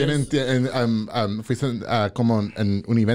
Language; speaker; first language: Spanish; early bilingual, heritage; English